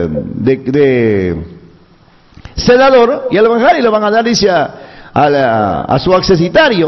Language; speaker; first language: Spanish; native; Spanish